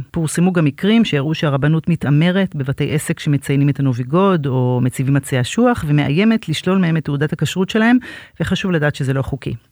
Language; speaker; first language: Hebrew; native; Hebrew